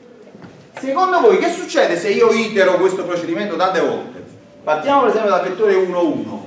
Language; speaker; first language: Italian; native; Italian